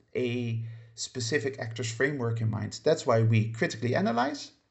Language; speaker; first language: English; non-native, fluent; Dutch